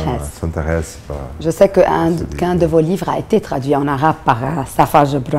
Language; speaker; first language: French; non-native, local second language; Arabic